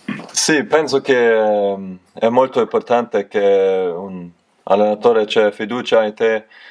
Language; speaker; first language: Italian; non-native, learner; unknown